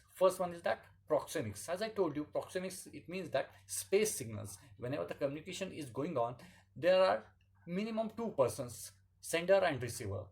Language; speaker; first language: English; non-native, local second language; Marathi